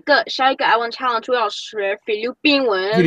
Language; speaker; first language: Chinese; non-native, learner; English